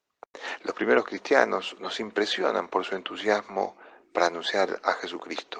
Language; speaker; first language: Spanish; non-native, fluent; Italian